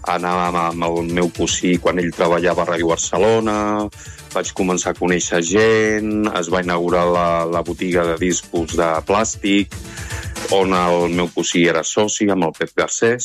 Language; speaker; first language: Catalan; native; Catalan